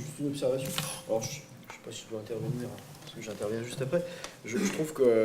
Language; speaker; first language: French; native; French